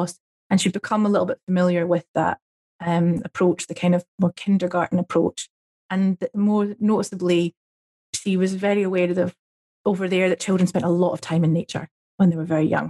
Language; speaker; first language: English; native; English